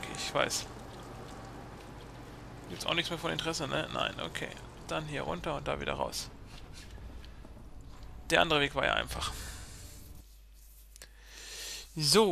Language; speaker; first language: German; native; German